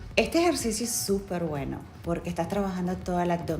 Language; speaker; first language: Spanish; native; Spanish